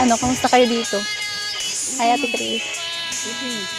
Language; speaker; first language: Filipino; non-native, local second language; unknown